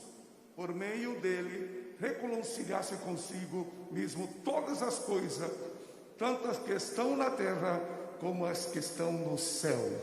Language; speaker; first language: Portuguese; native; Portuguese